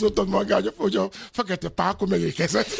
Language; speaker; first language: Hungarian; non-native, fluent; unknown